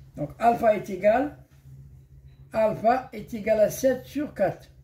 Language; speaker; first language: French; non-native, local second language; Arabic